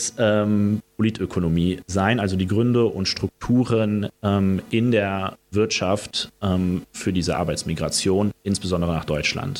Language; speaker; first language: German; early bilingual, other home language; Romanian